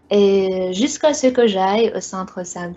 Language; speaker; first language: French; non-native, fluent; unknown